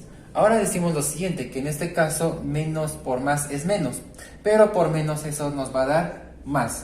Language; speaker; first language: Spanish; native; Spanish